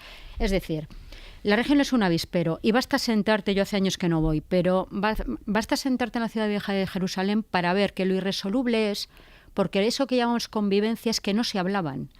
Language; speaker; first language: Spanish; native; Spanish